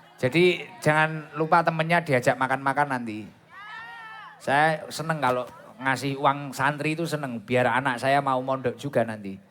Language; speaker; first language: Indonesian; non-native, local second language; Javanese